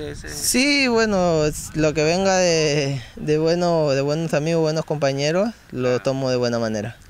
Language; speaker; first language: Spanish; native; Spanish